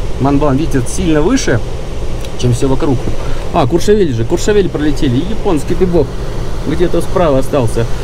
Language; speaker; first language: Russian; native; Russian